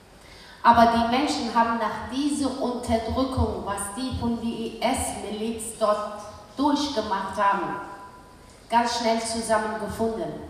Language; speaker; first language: German; early bilingual, other home language; Kurdish